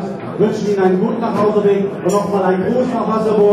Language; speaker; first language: German; native; German